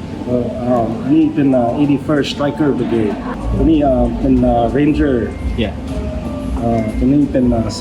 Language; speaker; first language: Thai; early bilingual, heritage; Thai